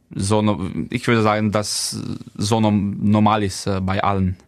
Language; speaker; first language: German; non-native, fluent; Slovenian